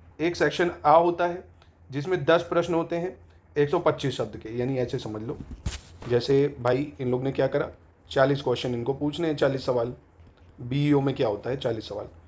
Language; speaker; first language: Hindi; native; Hindi